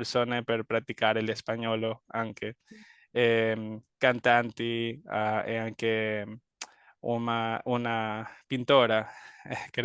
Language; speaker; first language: Italian; non-native, learner; Spanish